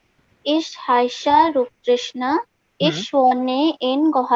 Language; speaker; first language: German; non-native, learner; Assamese